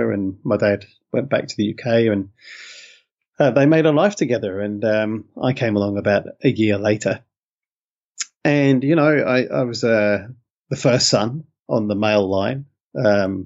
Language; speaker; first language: English; native; English